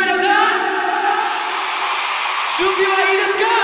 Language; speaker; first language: Japanese; non-native, fluent; Korean